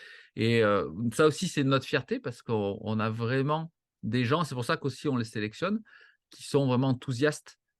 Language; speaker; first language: French; native; French